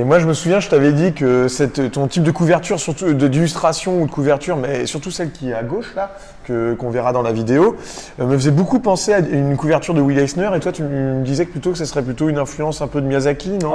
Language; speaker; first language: French; native; French